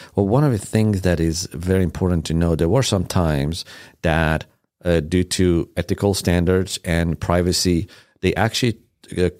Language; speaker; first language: English; non-native, fluent; Persian